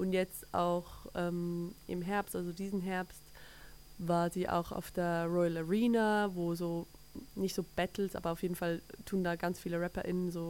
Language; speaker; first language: German; native; German